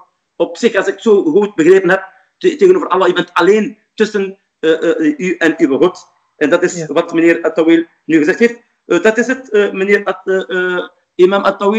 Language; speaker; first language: Dutch; non-native, fluent; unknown